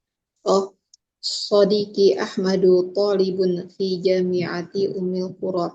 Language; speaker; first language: Arabic; non-native, learner; Indonesian